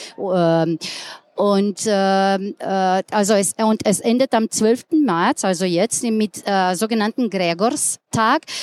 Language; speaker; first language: German; non-native, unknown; Slovenian